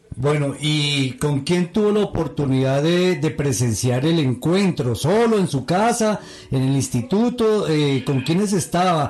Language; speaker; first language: Spanish; native; Spanish